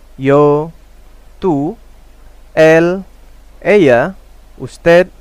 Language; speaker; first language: Spanish; non-native, fluent; Indonesian